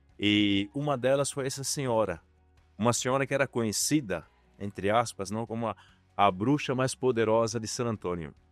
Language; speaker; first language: Portuguese; native; Portuguese